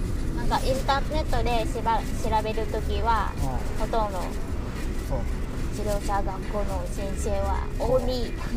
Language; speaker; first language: Japanese; non-native, learner; Vietnamese